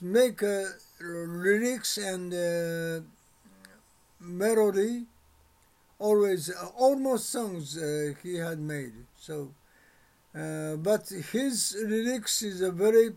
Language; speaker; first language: English; non-native, learner; Japanese